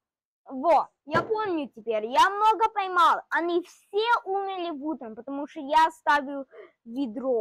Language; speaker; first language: Russian; early bilingual, heritage; Russian